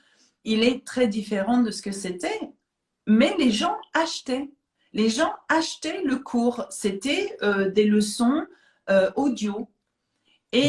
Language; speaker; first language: French; native; French